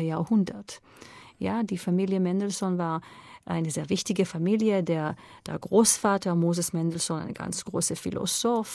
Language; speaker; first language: German; non-native, fluent; Hebrew